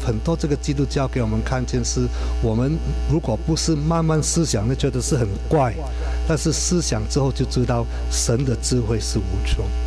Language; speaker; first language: Chinese; native; Chinese